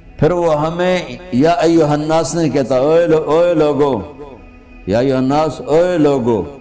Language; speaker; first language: Urdu; non-native, local second language; Punjabi